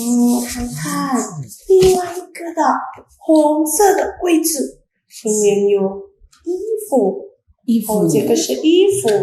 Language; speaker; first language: Chinese; non-native, fluent; Indonesian